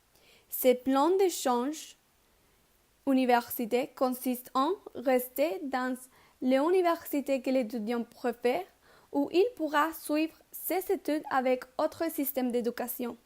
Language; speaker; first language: French; non-native, learner; Spanish